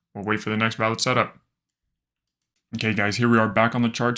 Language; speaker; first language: English; native; English